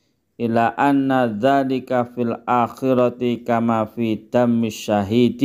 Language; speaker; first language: Arabic; non-native, fluent; Indonesian